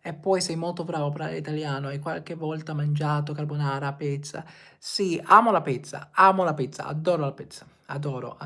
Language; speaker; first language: Italian; non-native, learner; English